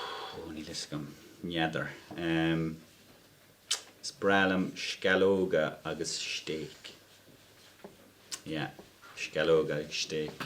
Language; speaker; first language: Irish; non-native, local second language; English